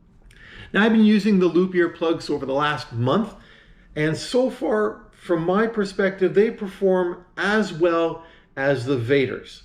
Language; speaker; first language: English; native; English